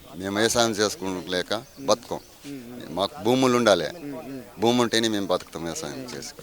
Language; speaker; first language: Telugu; non-native, local second language; Koya